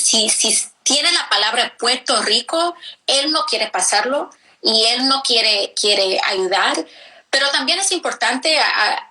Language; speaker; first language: Spanish; early bilingual, heritage; English